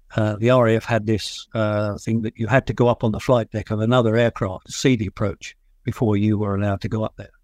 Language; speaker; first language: English; native; English